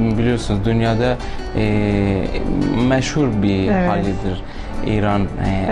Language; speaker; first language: Turkish; non-native, local second language; Persian